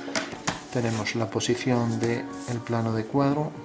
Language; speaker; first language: Spanish; native; Spanish